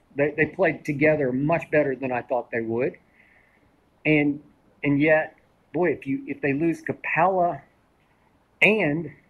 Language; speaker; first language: English; native; English